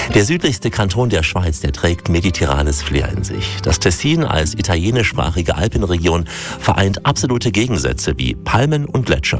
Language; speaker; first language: German; native; German